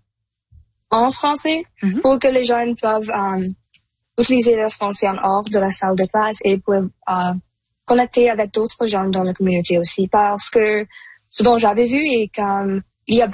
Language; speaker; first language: French; non-native, local second language; Punjabi